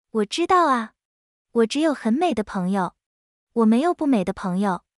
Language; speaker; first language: Chinese; non-native, learner; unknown